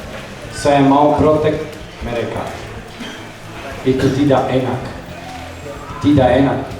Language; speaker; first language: Indonesian; non-native, learner; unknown